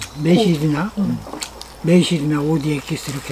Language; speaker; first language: Korean; native; Korean